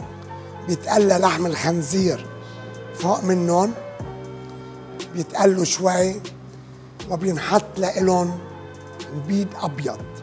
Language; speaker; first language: Arabic; native; Arabic